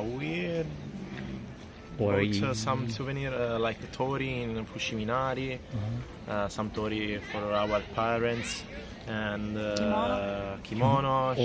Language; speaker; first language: English; non-native, learner; Italian